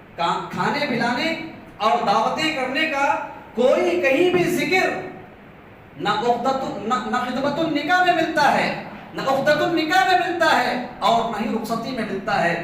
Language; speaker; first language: Urdu; native; Urdu